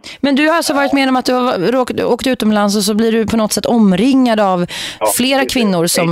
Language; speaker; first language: Swedish; native; Swedish